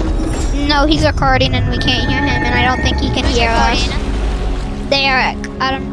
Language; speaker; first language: English; native; English